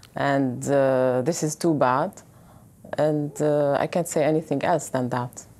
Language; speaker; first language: English; non-native, fluent; Arabic